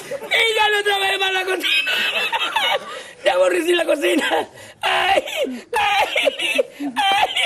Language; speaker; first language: Spanish; native; Spanish